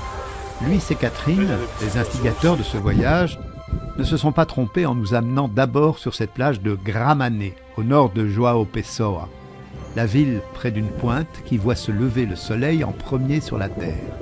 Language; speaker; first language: French; native; French